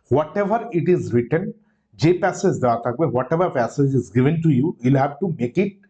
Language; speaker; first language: English; non-native, local second language; Bangla